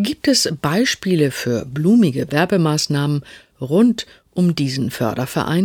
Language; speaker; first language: German; native; German